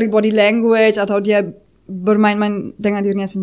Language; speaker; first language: Indonesian; non-native, fluent; German